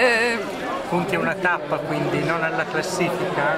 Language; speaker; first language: Italian; native; Italian